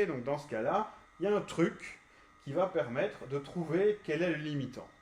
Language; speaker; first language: French; native; French